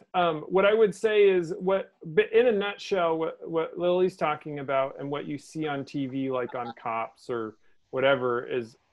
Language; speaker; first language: English; native; English